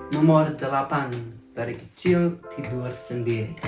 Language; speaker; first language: Indonesian; non-native, fluent; German